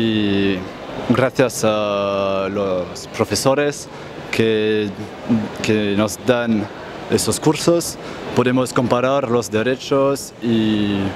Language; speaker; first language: Spanish; non-native, learner; French